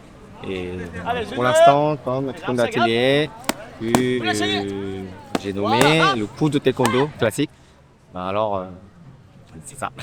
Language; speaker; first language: French; non-native, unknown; Korean